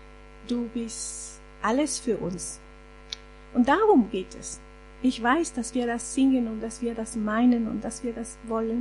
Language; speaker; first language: German; non-native, fluent; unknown